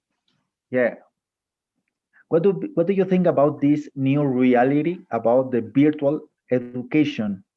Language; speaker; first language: English; non-native, fluent; Spanish